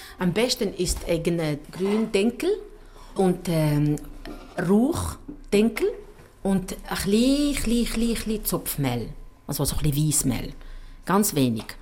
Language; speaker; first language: German; non-native, fluent; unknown